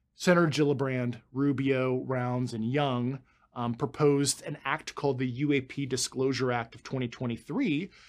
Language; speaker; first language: English; native; English